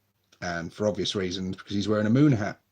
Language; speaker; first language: English; native; English